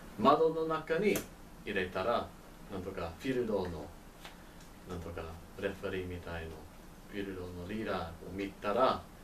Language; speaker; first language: Japanese; non-native, learner; English